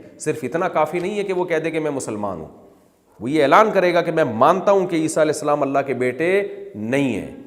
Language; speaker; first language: Urdu; native; Urdu